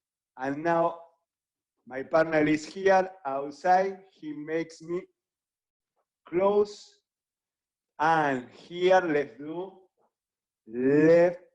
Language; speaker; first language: English; non-native, fluent; Spanish